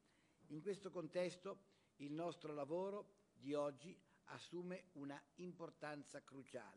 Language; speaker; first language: Italian; native; Italian